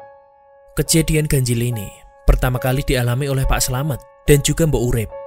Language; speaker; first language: Indonesian; native; Indonesian